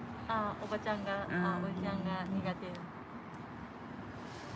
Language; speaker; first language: Japanese; native; Japanese